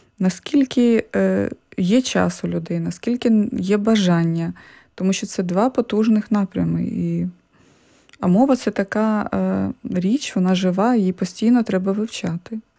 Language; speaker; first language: Ukrainian; native; Ukrainian